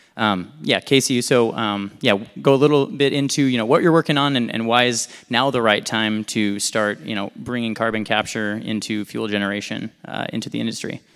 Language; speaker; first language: English; native; English